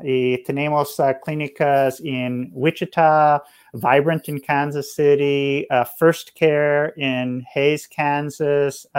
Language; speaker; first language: Spanish; non-native, learner; English